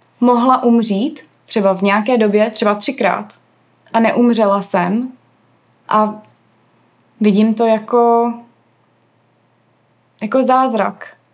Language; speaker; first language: Czech; early bilingual, other home language; English